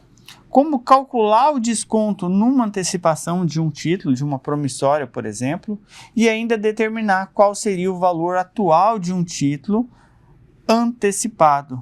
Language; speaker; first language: Portuguese; native; Portuguese